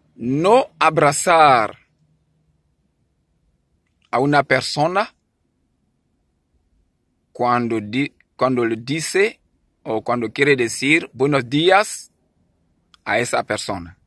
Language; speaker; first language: Spanish; non-native, learner; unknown